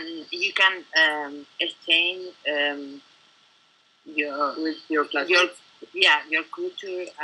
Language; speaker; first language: English; non-native, learner; Spanish